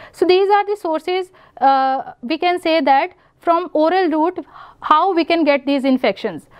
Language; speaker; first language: English; non-native, local second language; Punjabi